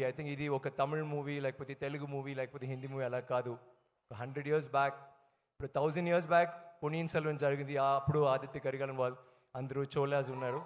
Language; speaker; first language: Telugu; non-native, learner; Tamil